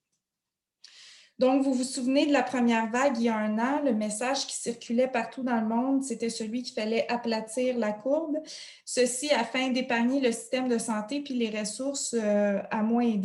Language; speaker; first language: French; native; French